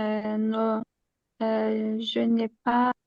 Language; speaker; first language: French; non-native, learner; Azerbaijani